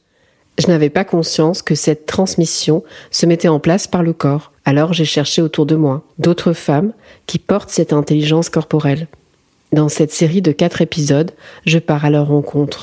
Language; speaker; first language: French; early bilingual, other home language; Central Atlas Tamazight